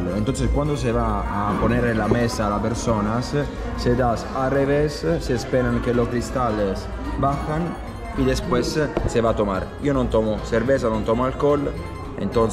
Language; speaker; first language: Spanish; non-native, fluent; Italian